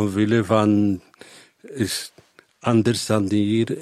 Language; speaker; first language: Dutch; non-native, learner; Spanish